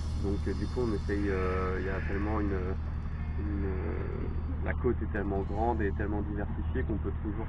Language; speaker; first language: French; native; French